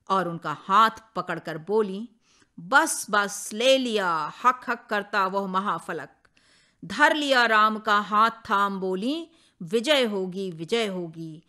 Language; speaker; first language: Hindi; native; Hindi